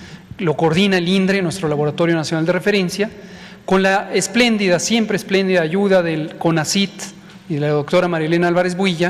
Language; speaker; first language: Spanish; native; Spanish